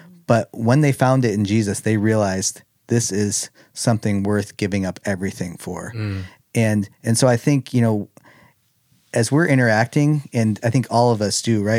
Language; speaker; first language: English; early bilingual, other home language; German